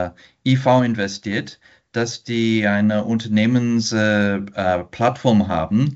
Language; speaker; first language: German; non-native, fluent; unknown